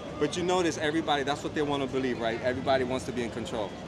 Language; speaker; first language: English; early bilingual, other home language; Spanish